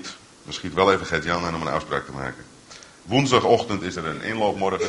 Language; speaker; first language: Dutch; native; Dutch